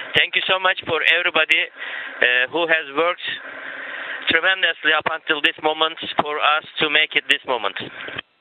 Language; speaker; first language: English; non-native, fluent; Turkish